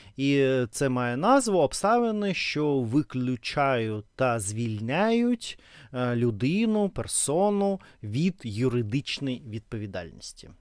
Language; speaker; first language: Ukrainian; non-native, local second language; Russian